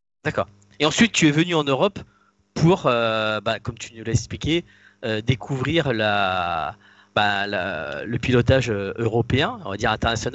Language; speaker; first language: French; native; French